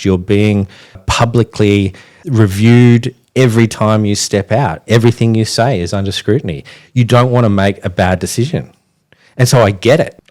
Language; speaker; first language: English; native; English